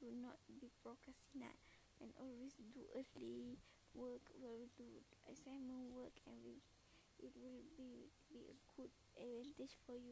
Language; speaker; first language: English; non-native, learner; Malay